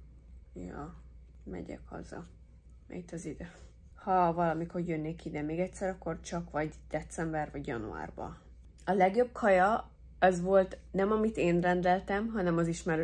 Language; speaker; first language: Hungarian; early bilingual, heritage; English